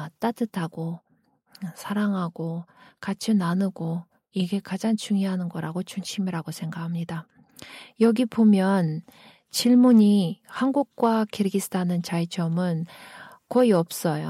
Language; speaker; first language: Korean; non-native, learner; Kyrgyz